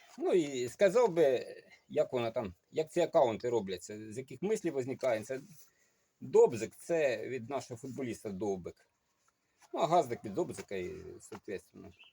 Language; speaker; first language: Ukrainian; non-native, local second language; Russian